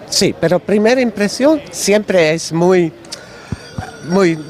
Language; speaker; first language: Spanish; non-native, learner; Dutch